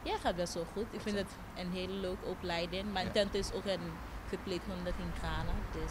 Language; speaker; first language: Dutch; non-native, fluent; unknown